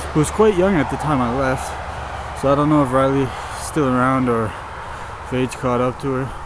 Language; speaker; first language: English; native; English